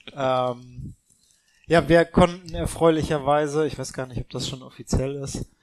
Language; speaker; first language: German; native; German